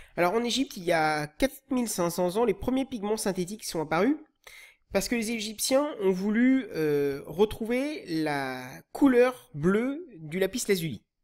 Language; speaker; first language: French; native; French